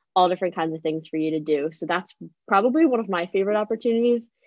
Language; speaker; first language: English; native; English